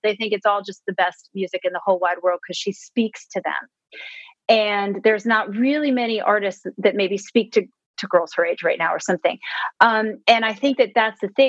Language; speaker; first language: English; native; English